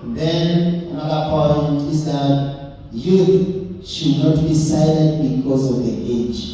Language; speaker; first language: English; non-native, local second language; Swahili